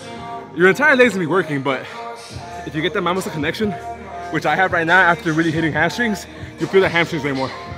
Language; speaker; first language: English; native; English